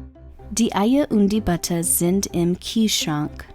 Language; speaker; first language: German; non-native, fluent; English